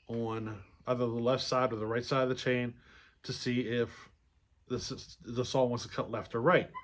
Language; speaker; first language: English; native; English